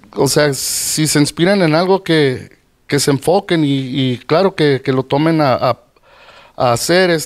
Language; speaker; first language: Spanish; early bilingual, heritage; Spanish